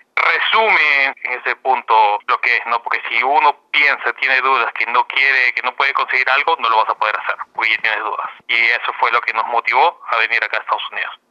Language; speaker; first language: Spanish; native; Spanish